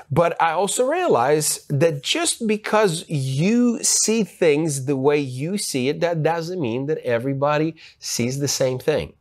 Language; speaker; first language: English; non-native, fluent; Ukrainian